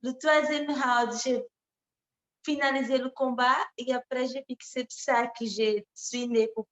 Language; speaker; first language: French; non-native, learner; Portuguese